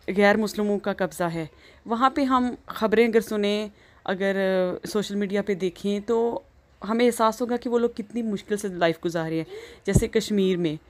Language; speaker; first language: Urdu; native; Urdu